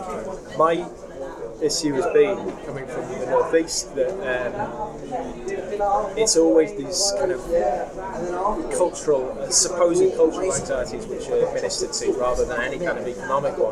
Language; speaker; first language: English; native; English